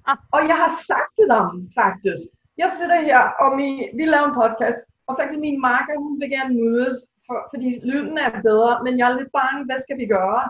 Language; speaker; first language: Danish; non-native, fluent; English